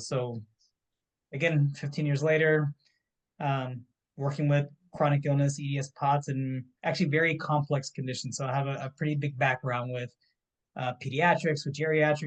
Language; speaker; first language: English; native; English